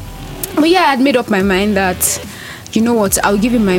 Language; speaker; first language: English; non-native, local second language; Yoruba